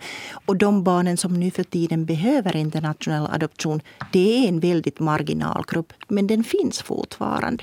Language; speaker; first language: Swedish; non-native, local second language; Finnish